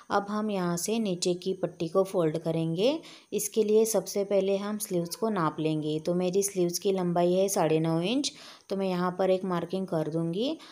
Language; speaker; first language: Hindi; native; Hindi